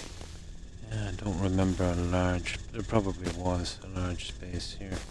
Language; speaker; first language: English; native; English